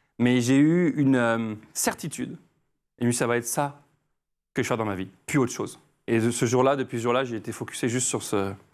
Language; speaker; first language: French; native; French